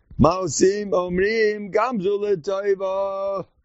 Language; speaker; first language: Hebrew; non-native, learner; English